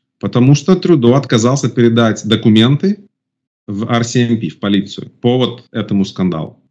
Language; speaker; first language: Russian; native; Russian